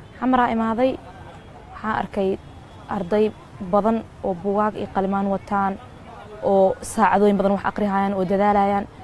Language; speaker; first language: Somali; early bilingual, heritage; Somali